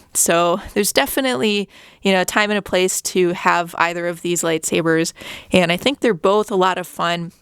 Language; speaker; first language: English; native; English